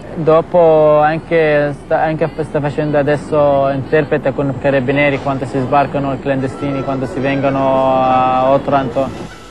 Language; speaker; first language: Italian; non-native, learner; Arabic